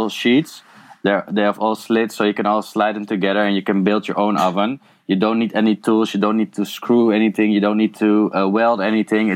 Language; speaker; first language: English; non-native, fluent; Dutch